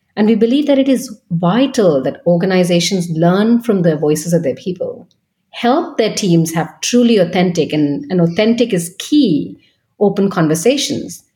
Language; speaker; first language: English; non-native, local second language; Bangla